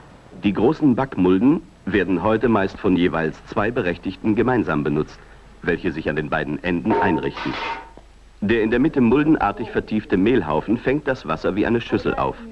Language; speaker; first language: German; native; German